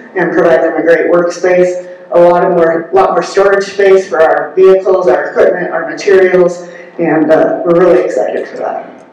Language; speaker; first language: English; native; English